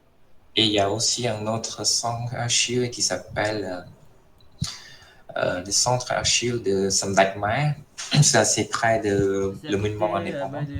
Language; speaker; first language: French; non-native, fluent; Khmer